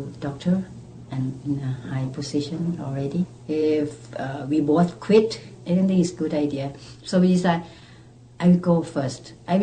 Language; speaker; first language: English; non-native, learner; Thai